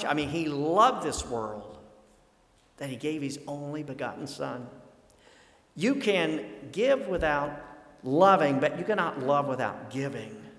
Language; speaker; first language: English; native; English